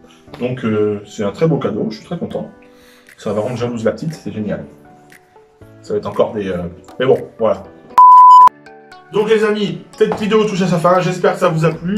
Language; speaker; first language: French; native; French